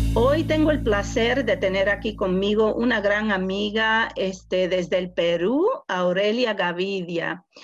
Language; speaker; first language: Spanish; early bilingual, heritage; Spanish